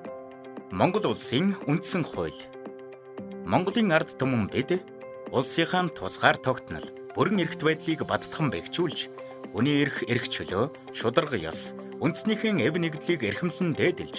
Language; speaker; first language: Mongolian; native; Mongolian